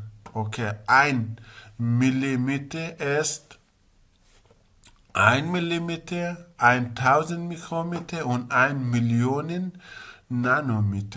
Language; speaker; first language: German; non-native, learner; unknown